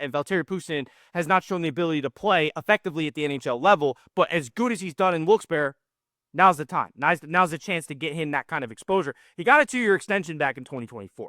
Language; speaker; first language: English; native; English